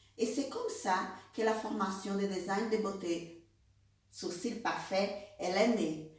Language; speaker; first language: French; non-native, fluent; Portuguese